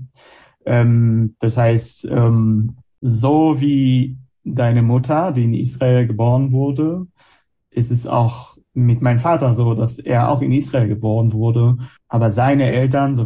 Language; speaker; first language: German; non-native, fluent; Hebrew